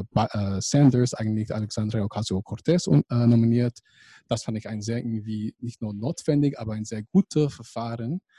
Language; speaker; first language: German; non-native, fluent; English